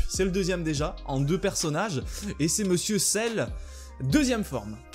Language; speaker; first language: French; native; French